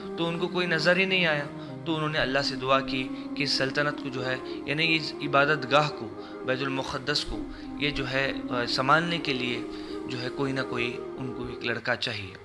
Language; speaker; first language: Urdu; native; Urdu